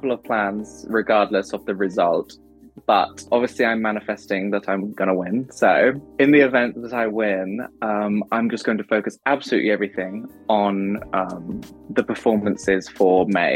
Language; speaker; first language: English; native; English